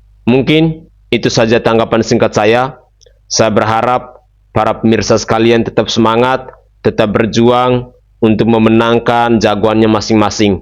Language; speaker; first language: Indonesian; native; Indonesian